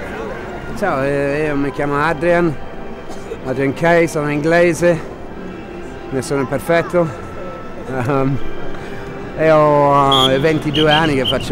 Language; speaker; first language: Italian; non-native, fluent; English